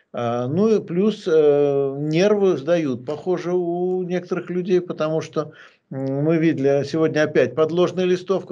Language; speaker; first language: Russian; native; Russian